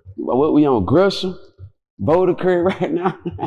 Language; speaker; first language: English; native; English